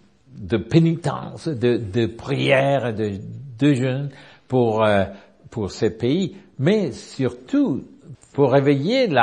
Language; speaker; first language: French; non-native, learner; Spanish